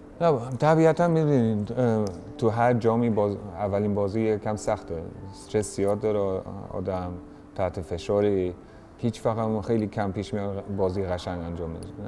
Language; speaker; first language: Persian; early bilingual, heritage; German